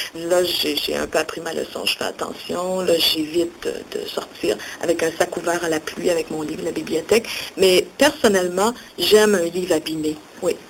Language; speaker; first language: French; native; French